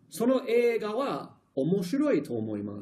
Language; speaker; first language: Japanese; non-native, fluent; English